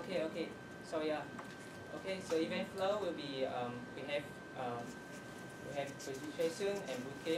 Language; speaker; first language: English; non-native, learner; Vietnamese